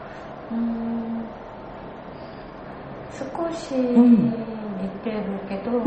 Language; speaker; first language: Japanese; non-native, learner; Korean